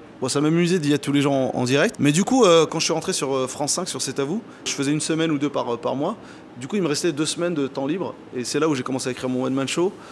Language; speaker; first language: French; early bilingual, other home language; Arabic